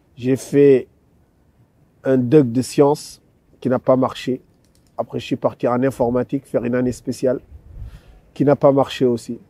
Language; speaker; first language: French; non-native, local second language; Wolof